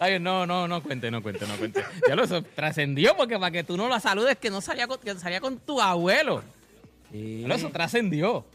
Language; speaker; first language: Spanish; native; Spanish